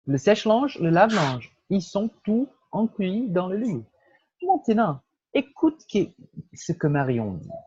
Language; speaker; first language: French; non-native, fluent; Portuguese